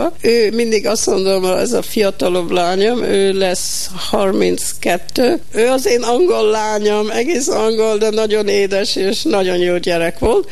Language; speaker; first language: Hungarian; early bilingual, heritage; Hungarian